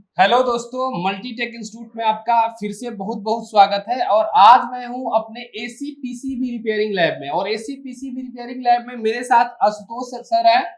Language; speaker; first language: Hindi; native; Hindi